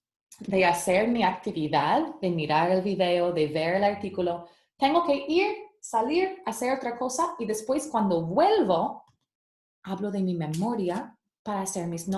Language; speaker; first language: Spanish; early bilingual, heritage; Spanish